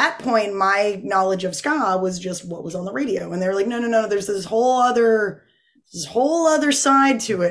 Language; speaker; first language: English; native; English